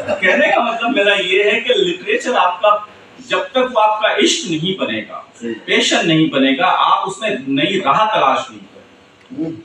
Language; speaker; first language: Urdu; non-native, local second language; Konkani